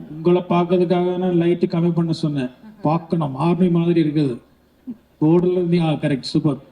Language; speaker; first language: Tamil; non-native, learner; Malayalam